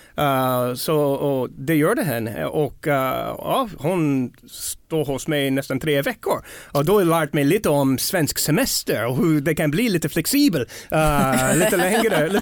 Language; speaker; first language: Swedish; non-native, learner; English